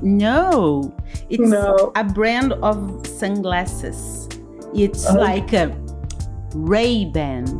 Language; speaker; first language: English; non-native, fluent; Portuguese